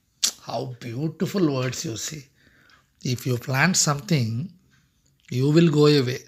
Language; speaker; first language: English; non-native, local second language; Telugu